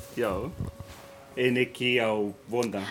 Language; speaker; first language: Icelandic; non-native, fluent; Spanish